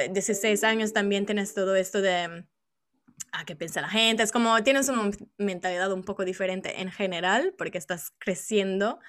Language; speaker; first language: Spanish; non-native, fluent; Italian